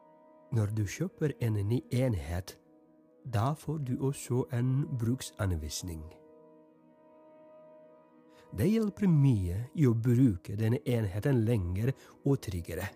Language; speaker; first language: Norwegian; non-native, fluent; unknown